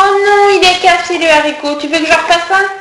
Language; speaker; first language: French; native; French